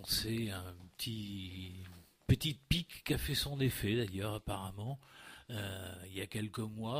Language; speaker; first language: French; native; French